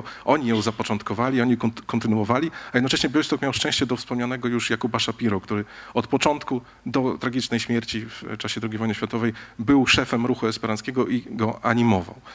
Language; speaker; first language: Polish; native; Polish